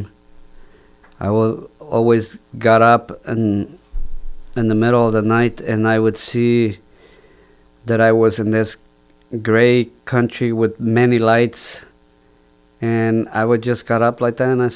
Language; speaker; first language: English; non-native, fluent; Spanish